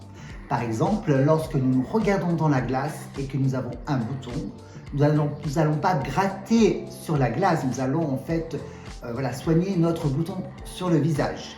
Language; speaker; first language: French; native; French